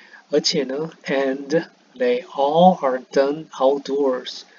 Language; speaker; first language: English; non-native, fluent; Chinese